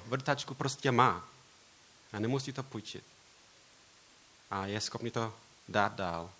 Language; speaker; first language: Czech; non-native, learner; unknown